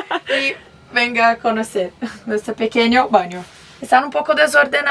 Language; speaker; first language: Spanish; non-native, learner; Portuguese